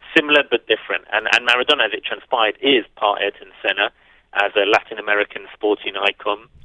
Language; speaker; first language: English; native; English